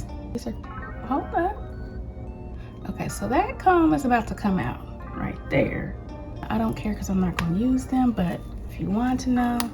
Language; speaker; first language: English; native; English